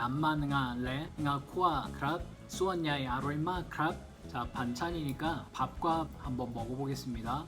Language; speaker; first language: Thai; non-native, learner; Korean